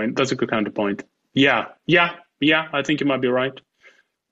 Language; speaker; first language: English; native; English